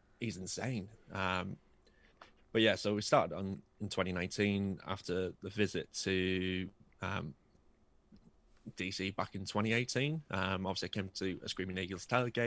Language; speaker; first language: English; native; English